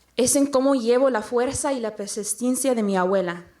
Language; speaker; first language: Spanish; early bilingual, heritage; Spanish